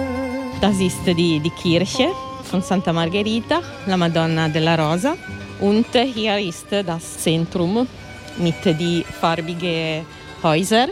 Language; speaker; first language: German; non-native, learner; Italian